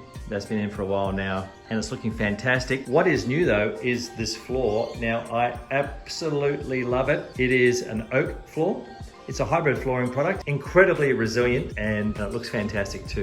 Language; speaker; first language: English; native; English